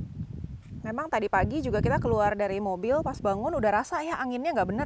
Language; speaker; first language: Indonesian; native; Indonesian